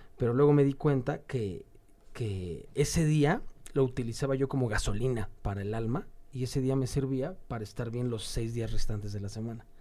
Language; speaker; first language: Spanish; native; Spanish